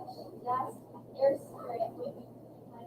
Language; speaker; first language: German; non-native, learner; English